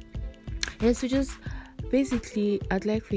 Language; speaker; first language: English; non-native, local second language; Igbo